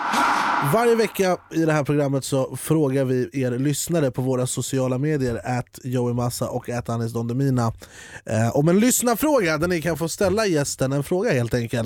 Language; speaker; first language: Swedish; native; Swedish